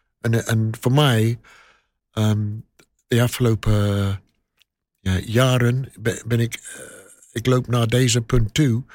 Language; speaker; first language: Dutch; non-native, learner; English